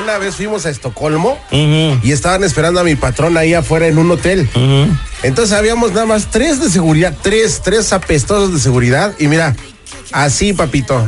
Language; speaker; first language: Spanish; native; Spanish